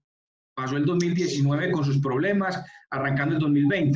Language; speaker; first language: Spanish; native; Spanish